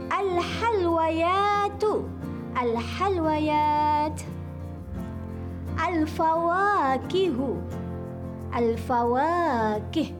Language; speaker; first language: Arabic; non-native, fluent; Malay